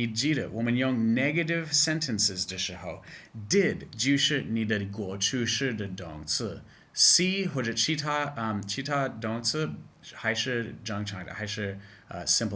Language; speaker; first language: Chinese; non-native, fluent; English